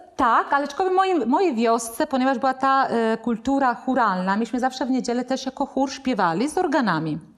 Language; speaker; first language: Polish; non-native, fluent; Italian